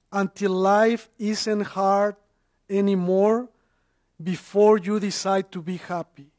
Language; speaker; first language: English; non-native, fluent; Spanish